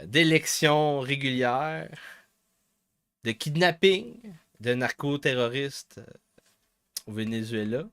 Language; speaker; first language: French; native; French